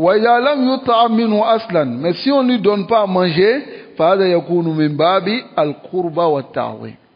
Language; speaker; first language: Arabic; non-native, fluent; French